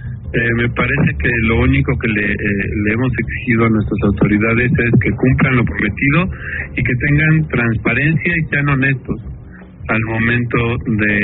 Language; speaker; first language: Spanish; native; Spanish